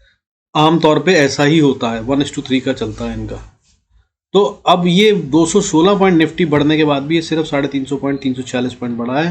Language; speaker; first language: Hindi; native; Hindi